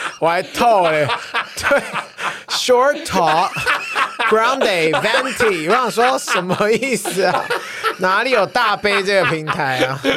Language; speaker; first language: Chinese; native; Chinese